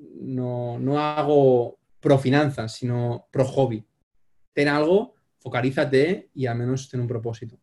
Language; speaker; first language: Spanish; non-native, local second language; Catalan